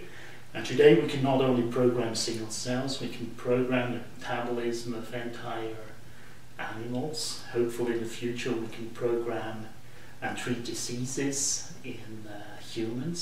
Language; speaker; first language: English; non-native, fluent; German